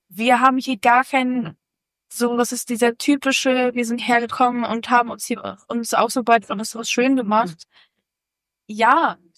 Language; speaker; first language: German; native; German